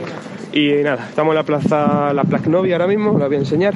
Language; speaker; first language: Spanish; native; Spanish